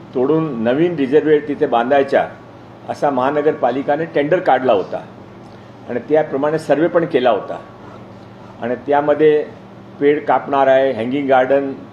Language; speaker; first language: Marathi; non-native, local second language; Hindi